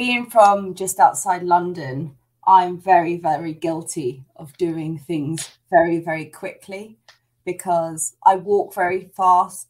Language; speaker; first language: English; native; English